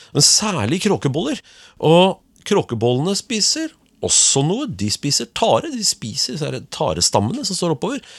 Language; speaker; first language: Norwegian; native; Norwegian